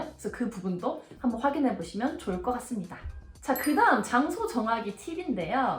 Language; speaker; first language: Korean; native; Korean